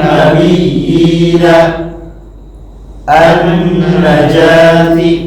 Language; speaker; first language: Arabic; non-native, learner; Indonesian